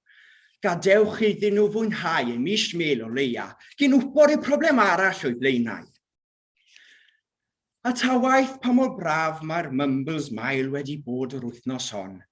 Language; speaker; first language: Welsh; native; Welsh